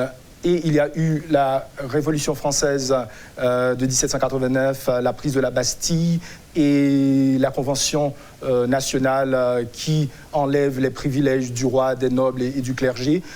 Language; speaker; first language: French; non-native, local second language; Haitian Creole